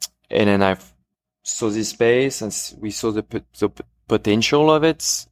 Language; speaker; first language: English; non-native, fluent; French